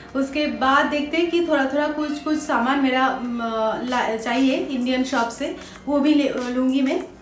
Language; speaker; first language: Hindi; non-native, local second language; Bangla